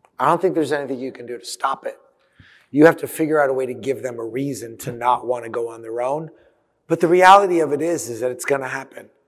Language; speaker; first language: English; early bilingual, other home language; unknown